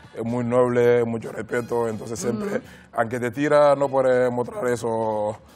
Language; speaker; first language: Spanish; non-native, learner; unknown